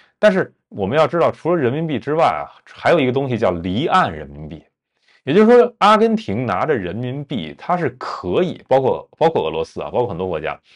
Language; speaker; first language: Chinese; native; Chinese